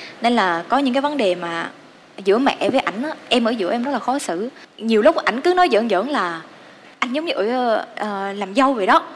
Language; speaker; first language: Vietnamese; native; Vietnamese